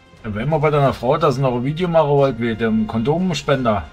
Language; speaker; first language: German; native; German